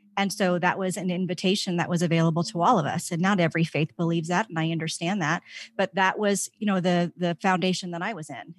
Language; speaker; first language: English; native; English